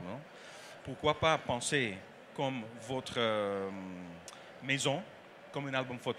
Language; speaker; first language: French; non-native, learner; Dutch